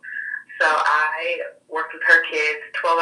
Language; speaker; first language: English; native; English